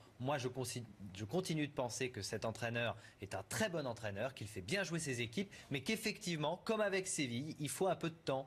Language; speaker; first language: French; native; French